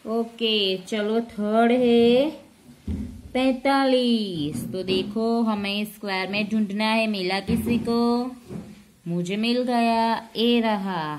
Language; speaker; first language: Hindi; non-native, local second language; Gujarati